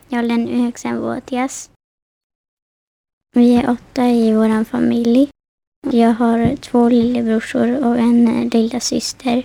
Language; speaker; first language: Swedish; early bilingual, other home language; Finnish